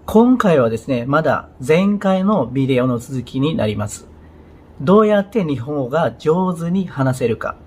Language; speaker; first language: Japanese; non-native, fluent; Indonesian